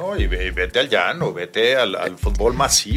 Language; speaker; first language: Spanish; native; Spanish